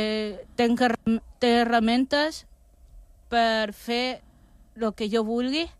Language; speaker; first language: Catalan; non-native, local second language; Spanish